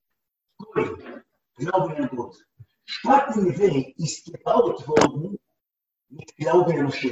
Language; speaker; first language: German; non-native, learner; Hebrew